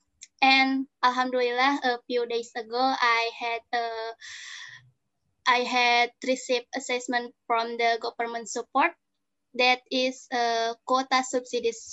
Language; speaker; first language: English; non-native, learner; Indonesian